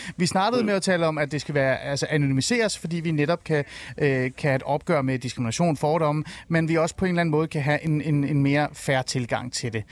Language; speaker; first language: Danish; early bilingual, other home language; Persian